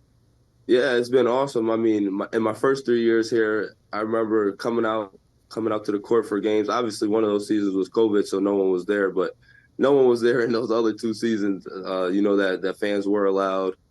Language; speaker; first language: English; native; English